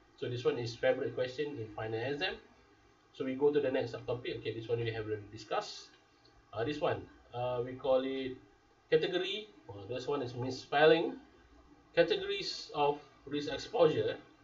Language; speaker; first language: English; non-native, local second language; Malay